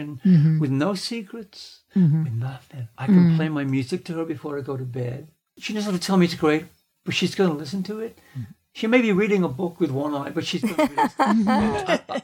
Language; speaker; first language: English; native; English